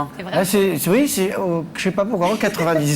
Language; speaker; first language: French; native; French